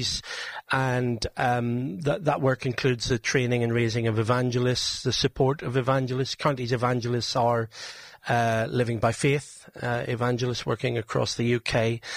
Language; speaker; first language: English; native; English